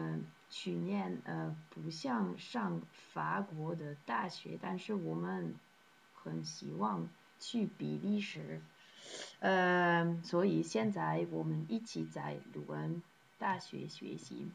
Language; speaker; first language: Chinese; non-native, learner; Dutch